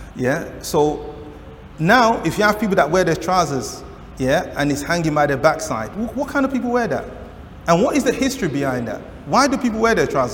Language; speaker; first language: English; native; English